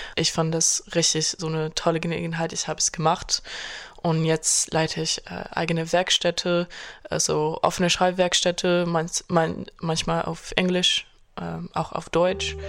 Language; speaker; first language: German; non-native, fluent; French